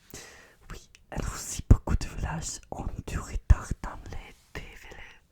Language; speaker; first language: French; non-native, learner; Russian